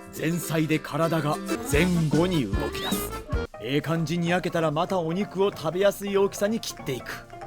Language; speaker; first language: Japanese; native; Japanese